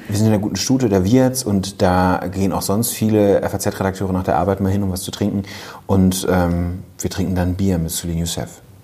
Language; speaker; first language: German; native; German